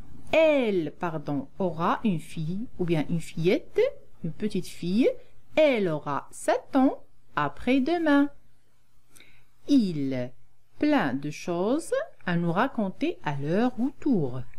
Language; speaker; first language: French; non-native, local second language; Arabic